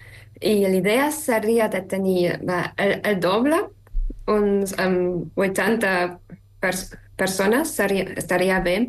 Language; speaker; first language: Catalan; non-native, fluent; German